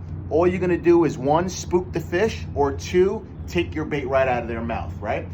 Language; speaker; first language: English; native; English